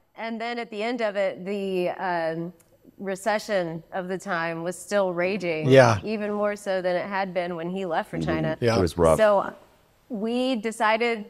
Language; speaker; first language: English; native; English